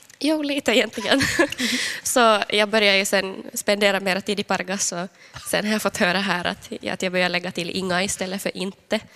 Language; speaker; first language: Swedish; native; Swedish